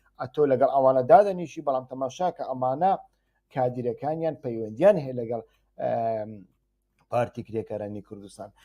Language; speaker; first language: Central Kurdish; native; Central Kurdish